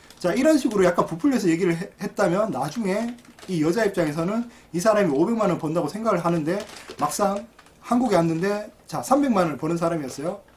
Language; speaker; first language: Korean; native; Korean